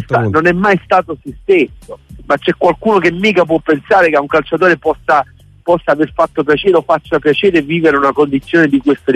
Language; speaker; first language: Italian; native; Italian